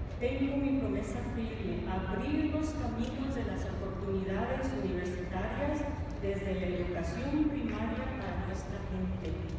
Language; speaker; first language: Spanish; early bilingual, heritage; Spanish